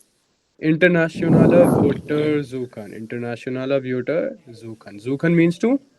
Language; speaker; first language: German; non-native, fluent; Hindi